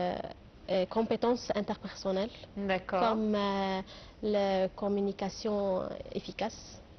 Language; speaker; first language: French; non-native, fluent; Arabic